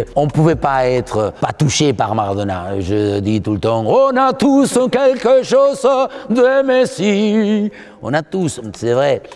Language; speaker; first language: French; non-native, fluent; Spanish